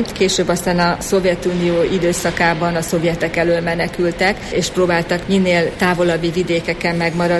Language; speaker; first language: Hungarian; native; Hungarian